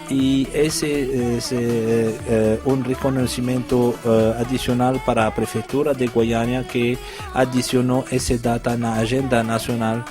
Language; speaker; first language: Portuguese; non-native, fluent; Arabic